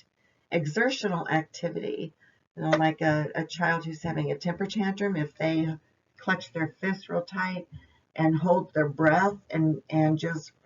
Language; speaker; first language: English; native; English